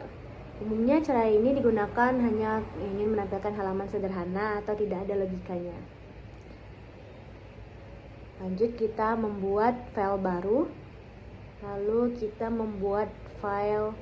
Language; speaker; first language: Indonesian; native; Indonesian